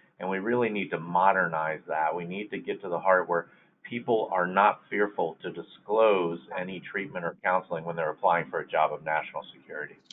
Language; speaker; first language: English; native; English